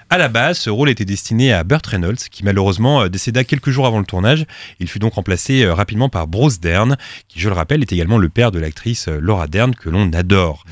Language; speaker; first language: French; native; French